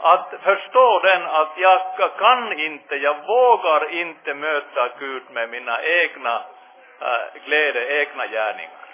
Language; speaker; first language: Swedish; non-native, fluent; Finnish